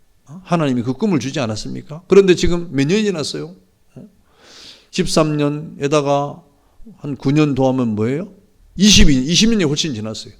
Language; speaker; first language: Korean; native; Korean